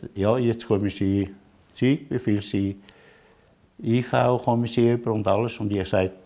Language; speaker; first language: German; non-native, learner; Italian